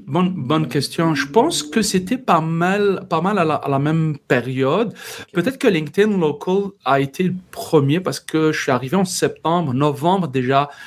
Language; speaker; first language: French; non-native, local second language; Kabyle